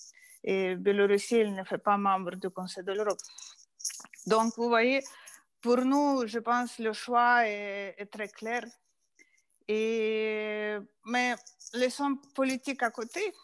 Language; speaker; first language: French; non-native, fluent; Ukrainian